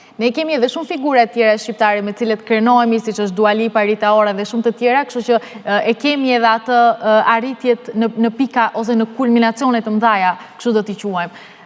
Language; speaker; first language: Albanian; native; Albanian